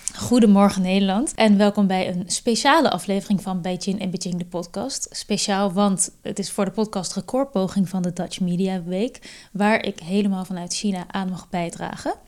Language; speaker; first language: Dutch; native; Dutch